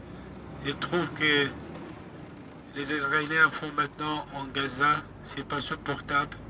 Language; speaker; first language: French; non-native, fluent; Arabic